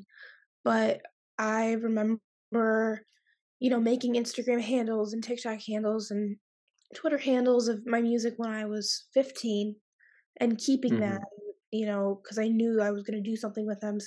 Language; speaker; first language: English; native; English